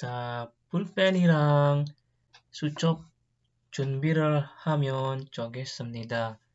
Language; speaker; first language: Korean; non-native, fluent; Indonesian